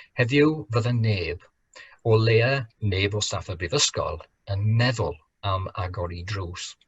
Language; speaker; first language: Welsh; non-native, fluent; English